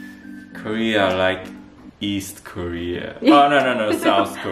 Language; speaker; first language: English; non-native, learner; Korean